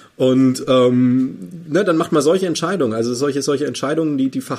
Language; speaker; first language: German; native; German